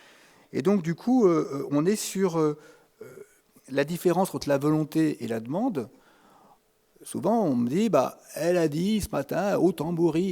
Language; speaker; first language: French; native; French